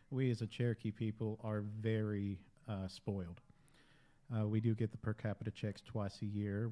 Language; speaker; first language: English; native; English